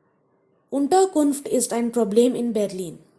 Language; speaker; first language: German; non-native, fluent; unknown